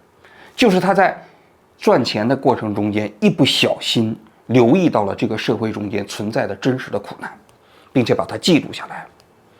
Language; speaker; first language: Chinese; native; Chinese